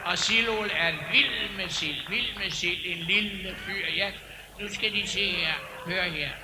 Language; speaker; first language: Danish; native; Danish